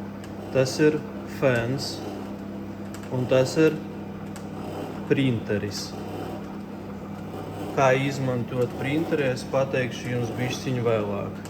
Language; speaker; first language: Latvian; non-native, local second language; Russian